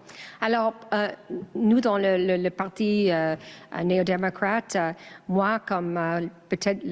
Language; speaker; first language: French; non-native, learner; English